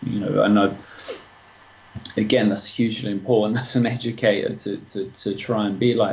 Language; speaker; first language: English; native; English